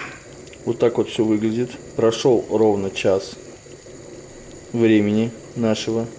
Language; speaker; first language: Russian; native; Russian